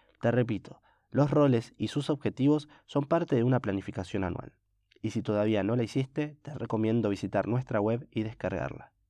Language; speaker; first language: Spanish; native; Spanish